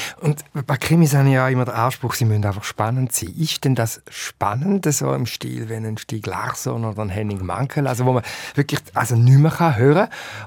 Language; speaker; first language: German; native; German